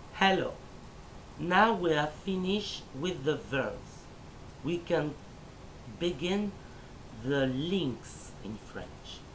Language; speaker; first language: English; non-native, learner; French